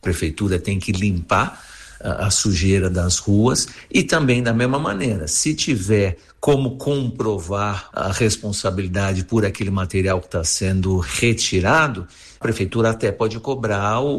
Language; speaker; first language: Portuguese; native; Portuguese